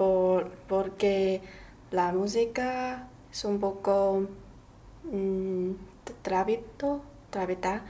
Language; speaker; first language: Spanish; non-native, learner; Chinese